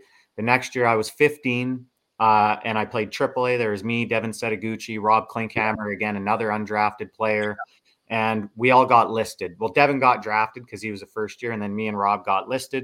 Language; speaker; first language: English; native; English